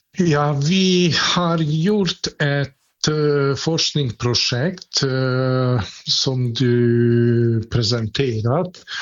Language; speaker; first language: Swedish; non-native, fluent; Hungarian